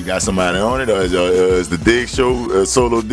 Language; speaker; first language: English; native; English